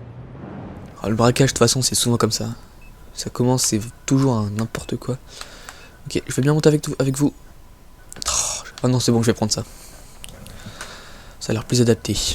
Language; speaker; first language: French; native; French